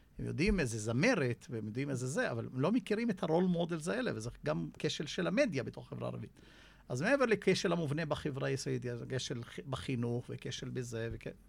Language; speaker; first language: Hebrew; non-native, local second language; Arabic